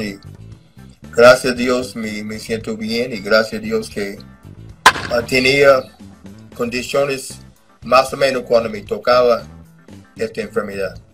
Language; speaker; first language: Spanish; non-native, fluent; English